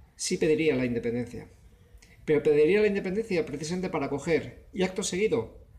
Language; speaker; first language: Spanish; native; Spanish